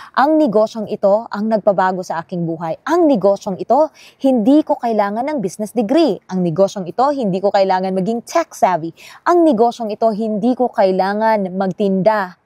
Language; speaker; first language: Filipino; non-native, local second language; Cebuano